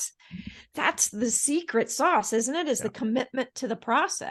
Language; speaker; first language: English; native; English